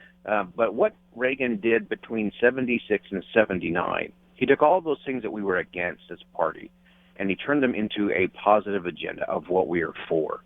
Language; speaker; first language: English; native; English